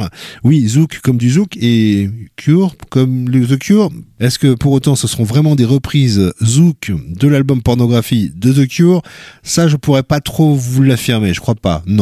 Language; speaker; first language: French; native; French